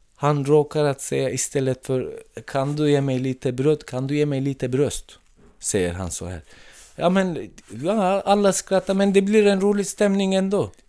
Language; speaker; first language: Swedish; non-native, fluent; Turkish